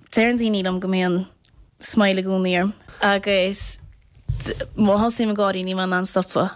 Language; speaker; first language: Irish; native; Irish